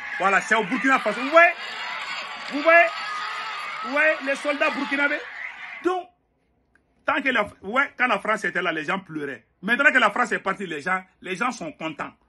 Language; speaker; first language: French; non-native, local second language; Bambara